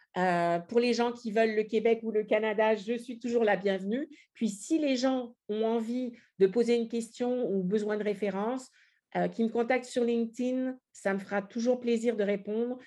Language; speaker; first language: French; native; French